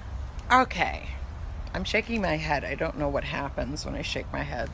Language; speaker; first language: English; native; English